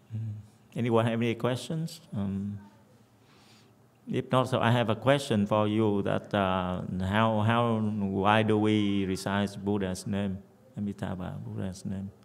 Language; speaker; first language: English; non-native, fluent; Vietnamese